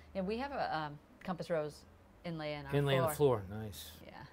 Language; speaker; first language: English; native; English